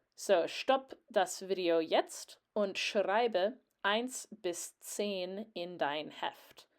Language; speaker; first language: German; non-native, fluent; English